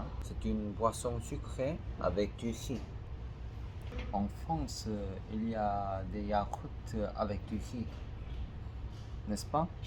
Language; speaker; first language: French; non-native, learner; Korean